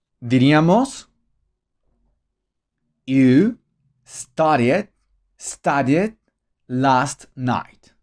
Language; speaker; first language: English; non-native, fluent; Spanish